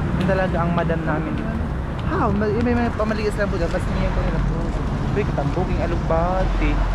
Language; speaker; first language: Filipino; non-native, local second language; Cebuano